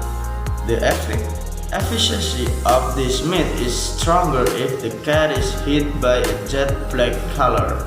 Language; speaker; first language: English; non-native, learner; Indonesian